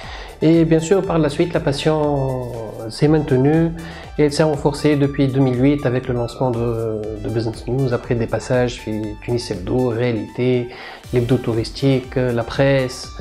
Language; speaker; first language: French; non-native, local second language; Arabic